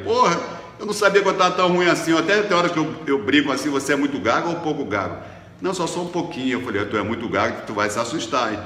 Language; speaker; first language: Portuguese; native; Portuguese